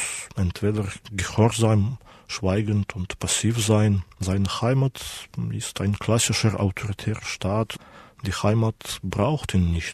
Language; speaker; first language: German; non-native, fluent; Belarusian